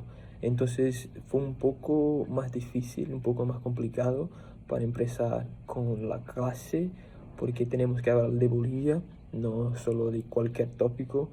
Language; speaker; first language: Spanish; non-native, fluent; Portuguese